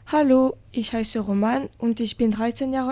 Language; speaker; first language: German; non-native, learner; French